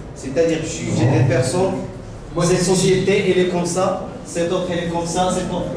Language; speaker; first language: French; non-native, local second language; Arabic